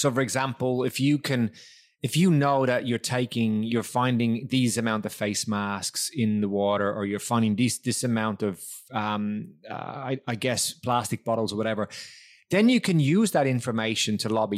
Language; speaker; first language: English; native; English